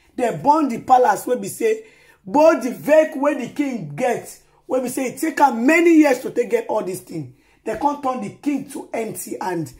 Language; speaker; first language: Nigerian Pidgin; non-native, local second language; Yoruba